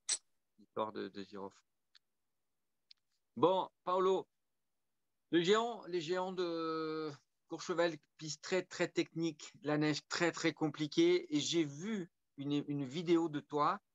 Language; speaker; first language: French; native; French